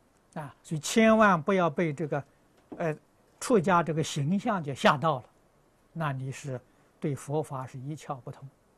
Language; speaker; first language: Chinese; native; Chinese